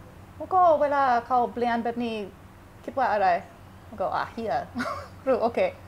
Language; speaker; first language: Thai; non-native, learner; English